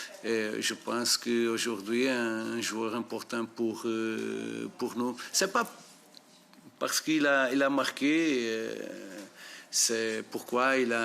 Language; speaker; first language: French; non-native, fluent; Portuguese